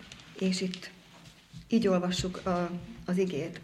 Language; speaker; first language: Hungarian; native; Hungarian